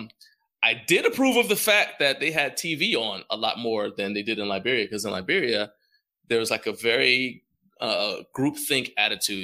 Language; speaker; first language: English; native; English